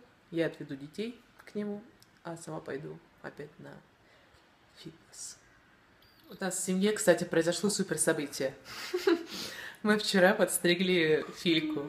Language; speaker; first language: Russian; native; Russian